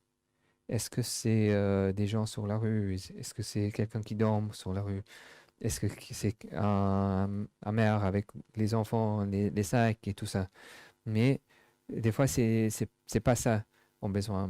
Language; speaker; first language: French; non-native, fluent; English